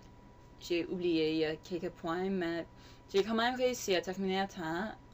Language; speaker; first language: French; non-native, local second language; English